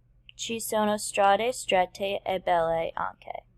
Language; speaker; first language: Italian; non-native, learner; English